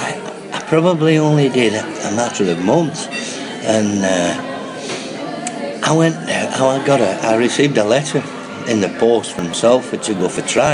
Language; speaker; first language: English; native; English